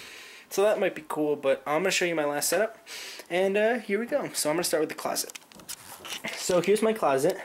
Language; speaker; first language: English; native; English